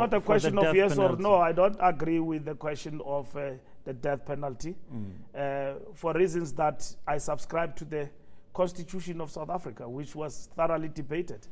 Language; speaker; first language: English; non-native, local second language; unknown